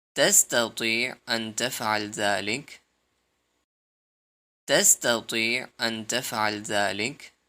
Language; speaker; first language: Arabic; non-native, fluent; Urdu